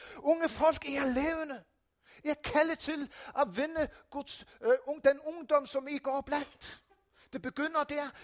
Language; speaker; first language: Danish; non-native, local second language; Faroese